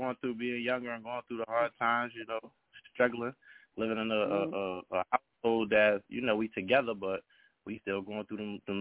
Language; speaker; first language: English; native; English